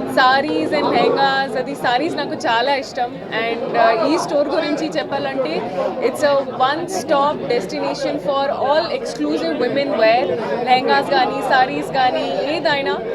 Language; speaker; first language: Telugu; non-native, fluent; Hindi